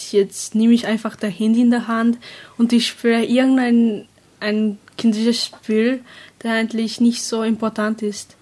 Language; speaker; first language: German; non-native, learner; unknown